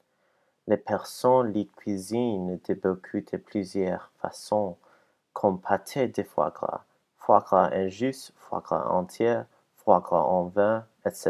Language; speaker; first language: French; non-native, learner; English